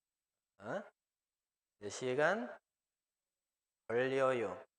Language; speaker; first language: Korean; non-native, fluent; Spanish